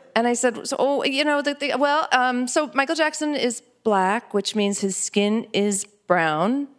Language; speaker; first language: English; native; English